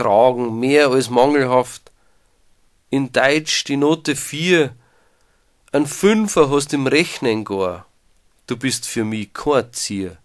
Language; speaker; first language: German; native; German